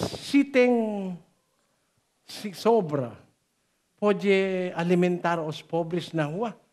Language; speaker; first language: Portuguese; non-native, learner; Filipino